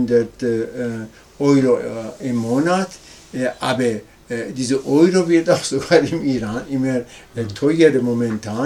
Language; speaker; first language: German; non-native, learner; Persian